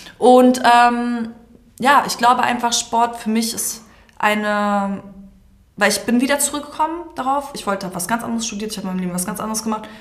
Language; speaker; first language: German; early bilingual, other home language; Serbian